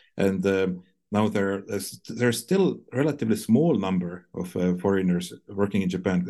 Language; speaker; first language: English; non-native, fluent; Estonian